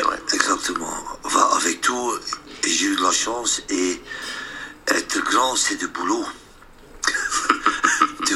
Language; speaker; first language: French; non-native, local second language; Dutch